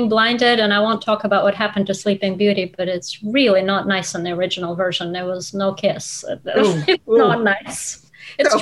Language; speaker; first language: English; non-native, fluent; Russian